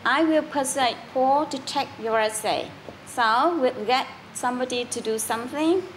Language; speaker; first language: English; non-native, fluent; Vietnamese